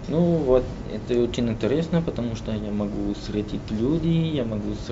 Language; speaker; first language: Russian; non-native, learner; French